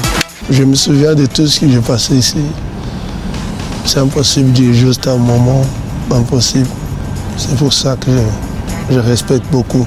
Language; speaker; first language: French; non-native, fluent; Portuguese